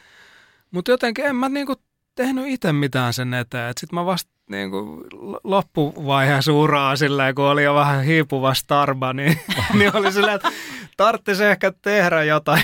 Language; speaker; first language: Finnish; native; Finnish